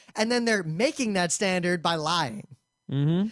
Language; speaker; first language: English; native; English